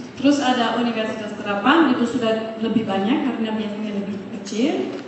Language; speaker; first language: Indonesian; non-native, fluent; German